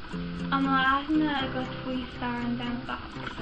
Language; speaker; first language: Irish; non-native, local second language; English